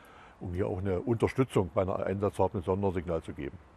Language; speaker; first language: German; native; German